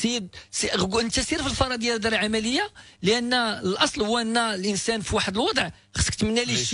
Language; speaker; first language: Arabic; native; Arabic